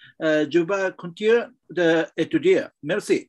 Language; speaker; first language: French; non-native, learner; Japanese